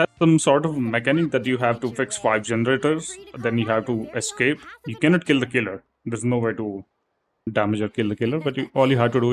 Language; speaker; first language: English; non-native, local second language; Hindi